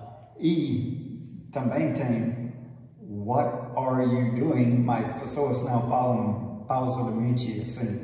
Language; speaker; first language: Portuguese; non-native, fluent; English